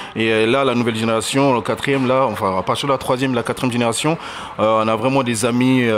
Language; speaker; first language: French; early bilingual, other home language; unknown